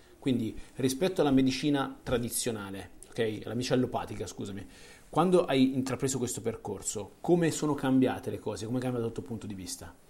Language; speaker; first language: Italian; native; Italian